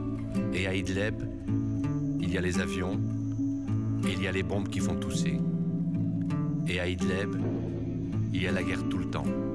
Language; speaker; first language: French; non-native, learner; Arabic